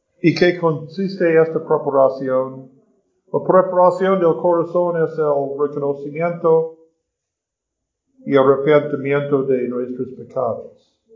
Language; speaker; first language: Spanish; non-native, learner; English